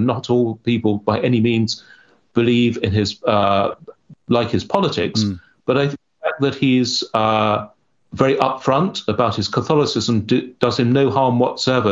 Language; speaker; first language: English; native; English